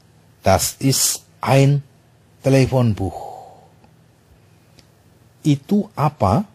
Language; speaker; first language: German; non-native, fluent; Indonesian